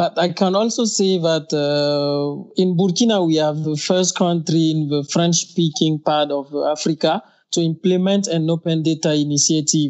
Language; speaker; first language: English; non-native, fluent; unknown